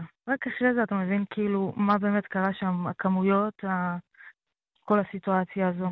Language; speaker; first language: Hebrew; native; Hebrew